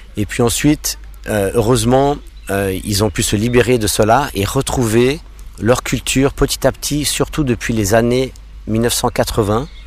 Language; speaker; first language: French; non-native, local second language; English